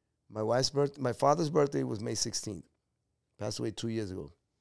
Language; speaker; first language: English; early bilingual, other home language; Spanish